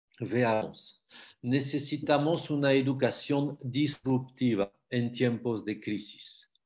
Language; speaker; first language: Spanish; non-native, fluent; French